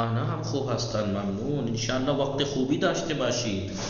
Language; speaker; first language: Persian; non-native, fluent; Urdu